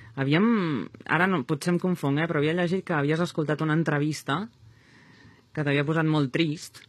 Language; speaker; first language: Catalan; native; Catalan